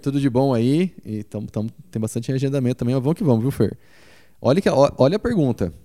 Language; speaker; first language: Portuguese; native; Portuguese